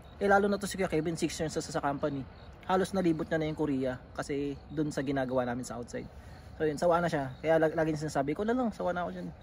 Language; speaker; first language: Filipino; native; Filipino